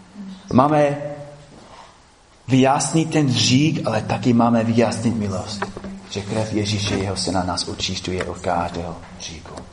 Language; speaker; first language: Czech; non-native, fluent; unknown